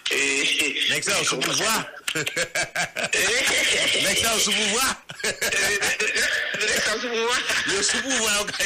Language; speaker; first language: French; non-native, local second language; Haitian Creole